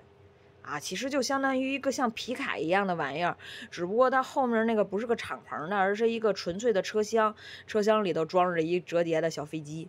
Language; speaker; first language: Chinese; native; Chinese